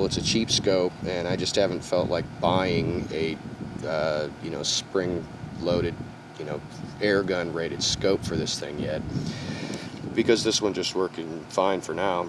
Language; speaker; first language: English; native; English